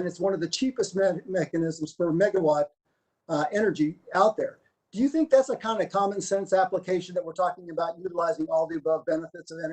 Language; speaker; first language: English; native; English